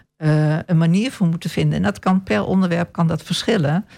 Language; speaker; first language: Dutch; native; Dutch